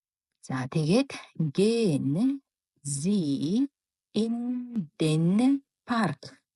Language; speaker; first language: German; non-native, fluent; Mongolian